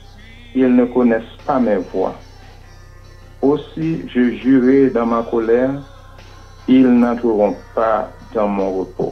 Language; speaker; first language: French; non-native, local second language; Haitian Creole